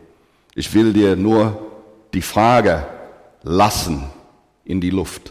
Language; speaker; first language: German; non-native, fluent; English